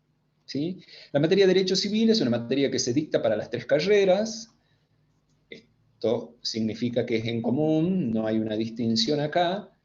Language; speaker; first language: Spanish; native; Spanish